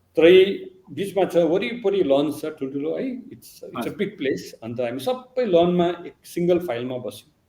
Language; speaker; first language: Nepali; native; Nepali